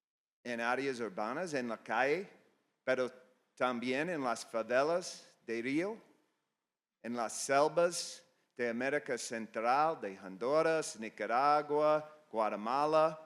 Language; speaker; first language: Spanish; non-native, fluent; English